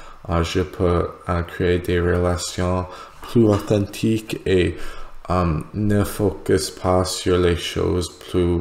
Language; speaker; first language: French; non-native, learner; English